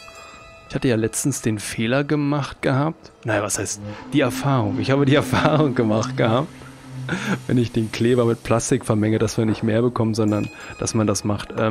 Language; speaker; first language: German; native; German